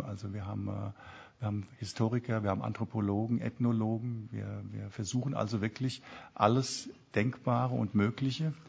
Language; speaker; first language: German; native; German